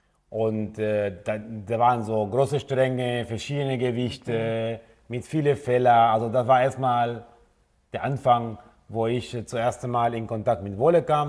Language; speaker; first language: German; non-native, fluent; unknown